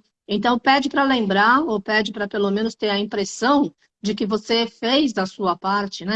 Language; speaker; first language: Portuguese; native; Portuguese